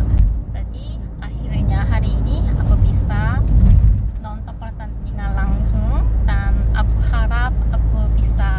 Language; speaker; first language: Indonesian; non-native, fluent; Korean